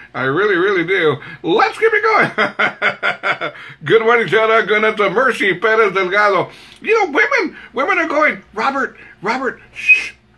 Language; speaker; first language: English; native; English